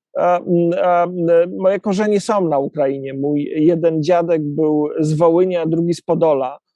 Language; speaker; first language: Polish; native; Polish